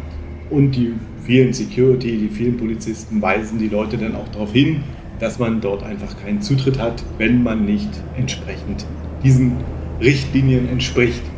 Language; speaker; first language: German; native; German